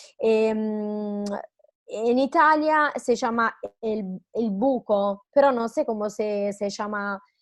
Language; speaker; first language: Spanish; non-native, fluent; Italian